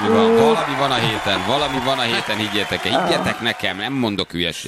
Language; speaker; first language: Hungarian; native; Hungarian